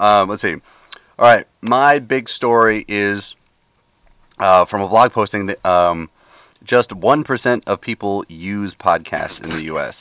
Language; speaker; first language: English; native; English